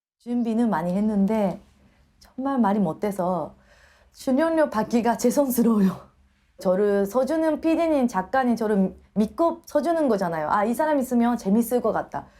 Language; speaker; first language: Korean; non-native, fluent; Japanese